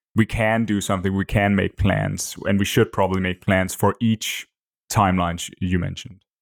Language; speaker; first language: English; non-native, fluent; Danish